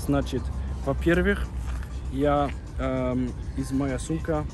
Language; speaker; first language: Russian; non-native, learner; German